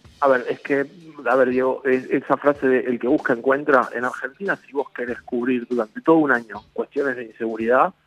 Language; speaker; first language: Spanish; native; Spanish